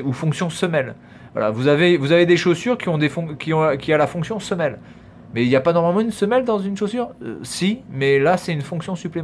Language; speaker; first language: French; native; French